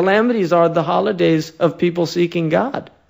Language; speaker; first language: English; native; English